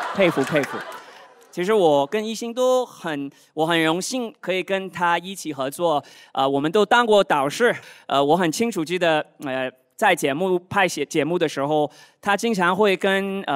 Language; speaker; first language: Chinese; non-native, fluent; Cantonese